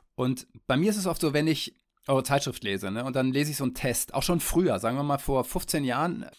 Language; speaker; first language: German; native; German